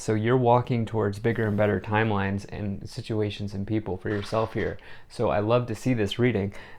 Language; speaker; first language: English; native; English